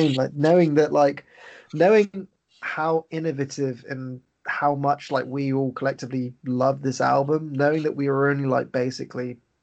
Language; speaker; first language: English; native; English